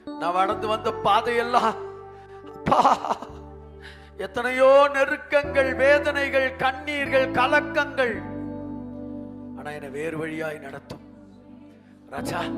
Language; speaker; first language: Tamil; native; Tamil